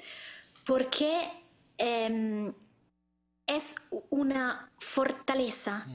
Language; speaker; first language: Spanish; non-native, learner; Italian